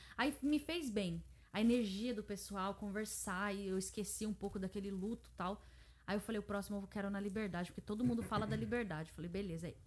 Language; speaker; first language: Portuguese; early bilingual, heritage; Portuguese